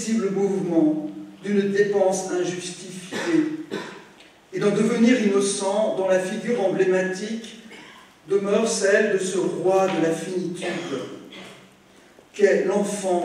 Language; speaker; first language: French; native; French